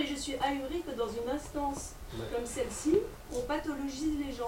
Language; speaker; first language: French; native; French